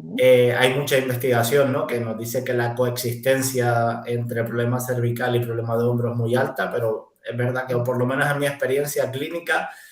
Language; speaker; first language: Spanish; native; Spanish